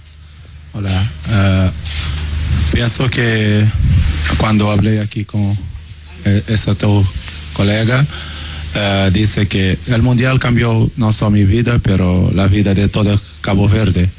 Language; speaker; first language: Spanish; non-native, learner; Portuguese